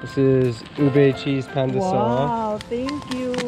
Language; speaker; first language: English; native; English